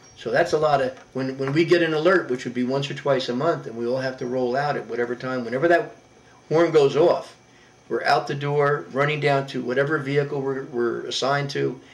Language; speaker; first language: English; native; English